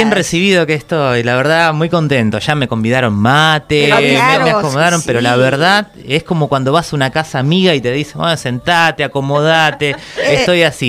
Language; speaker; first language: Spanish; native; Spanish